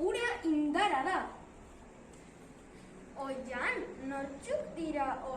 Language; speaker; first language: Basque; non-native, learner; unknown